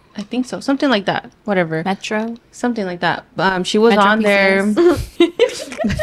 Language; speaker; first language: English; native; English